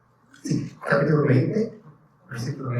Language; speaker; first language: Spanish; non-native, learner; English